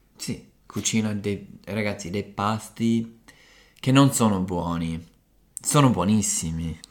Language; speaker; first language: Italian; non-native, fluent; English